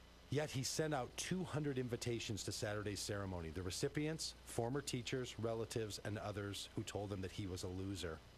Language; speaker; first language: English; native; English